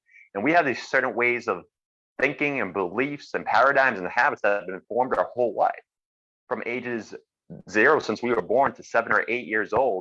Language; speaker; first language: English; native; English